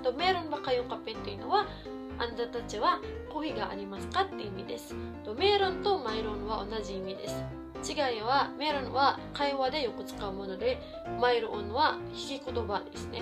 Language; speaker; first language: Japanese; non-native, fluent; Filipino